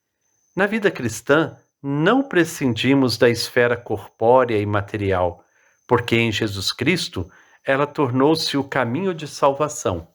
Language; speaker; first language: Portuguese; native; Portuguese